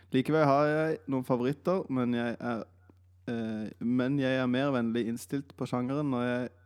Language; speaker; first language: Norwegian; native; Norwegian